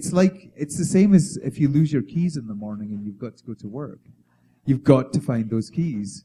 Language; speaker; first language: English; native; English